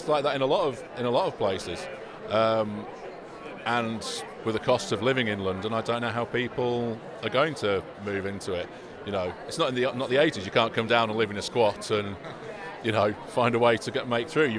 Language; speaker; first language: English; native; English